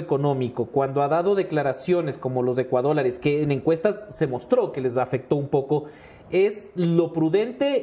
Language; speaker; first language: Spanish; native; Spanish